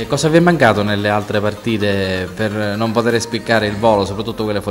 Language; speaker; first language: Italian; native; Italian